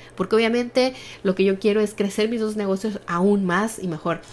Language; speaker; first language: Spanish; native; Spanish